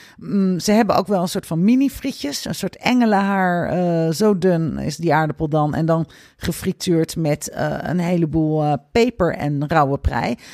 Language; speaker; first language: Dutch; native; Dutch